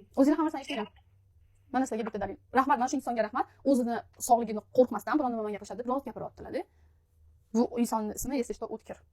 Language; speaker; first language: Uzbek; non-native, local second language; Tajik